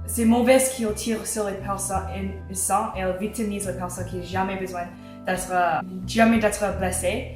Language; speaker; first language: French; non-native, local second language; English